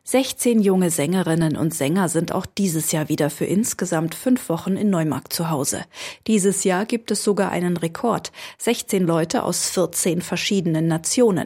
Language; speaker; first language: German; native; German